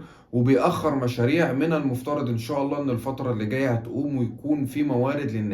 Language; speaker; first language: Arabic; native; Arabic